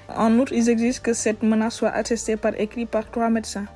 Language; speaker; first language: French; non-native, local second language; Wolof